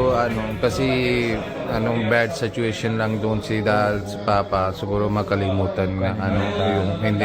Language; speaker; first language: Filipino; non-native, learner; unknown